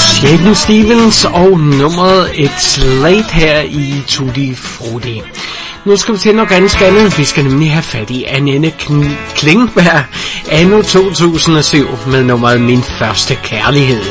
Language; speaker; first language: Danish; native; Danish